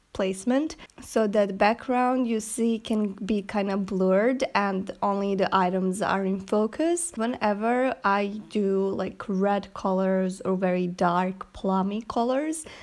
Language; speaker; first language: English; non-native, fluent; Serbian